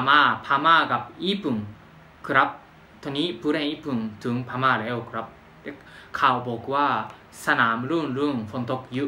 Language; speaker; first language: Thai; non-native, fluent; Japanese